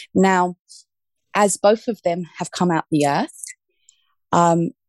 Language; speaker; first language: English; native; English